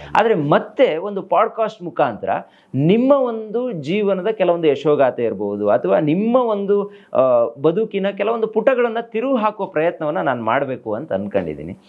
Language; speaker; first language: Kannada; native; Kannada